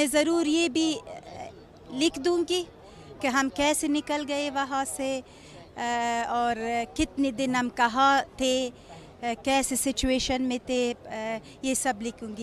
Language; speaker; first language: Hindi; non-native, fluent; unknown